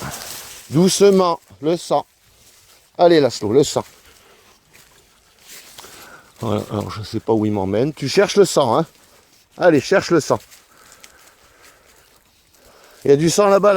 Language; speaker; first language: French; native; French